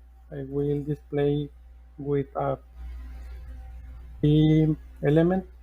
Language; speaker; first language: English; non-native, learner; Spanish